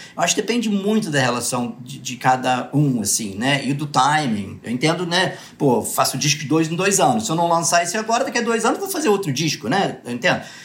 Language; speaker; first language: Portuguese; early bilingual, other home language; English